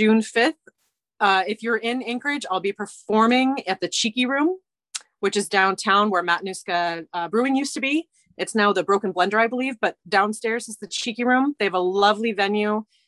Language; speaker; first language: English; native; English